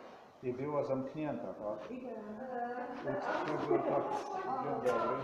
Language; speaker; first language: Polish; non-native, learner; Czech